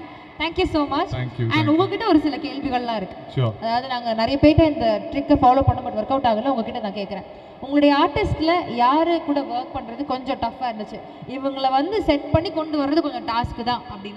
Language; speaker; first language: Tamil; native; Tamil